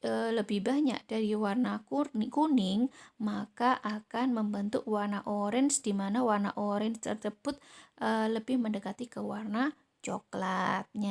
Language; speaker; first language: Indonesian; native; Indonesian